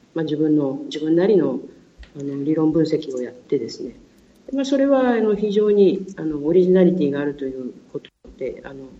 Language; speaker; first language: Japanese; native; Japanese